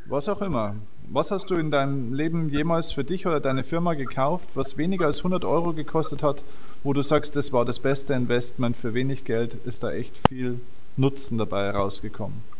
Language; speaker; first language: German; native; German